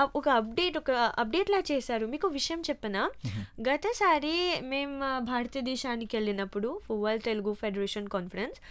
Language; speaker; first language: Telugu; early bilingual, heritage; Telugu